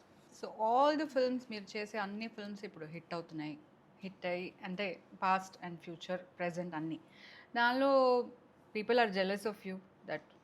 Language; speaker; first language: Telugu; non-native, local second language; Kannada